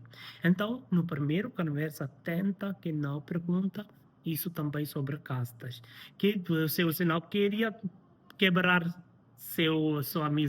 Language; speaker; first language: Portuguese; non-native, learner; Hindi